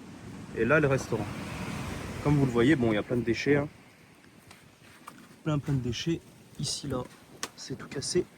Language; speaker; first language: French; native; French